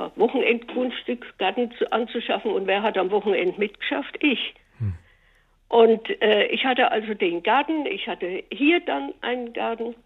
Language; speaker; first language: German; native; German